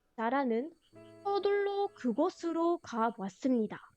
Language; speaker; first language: Korean; non-native, fluent; French